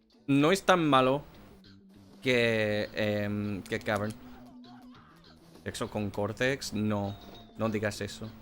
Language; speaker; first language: Spanish; non-native, learner; English